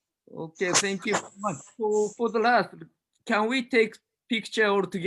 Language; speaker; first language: English; non-native, learner; Japanese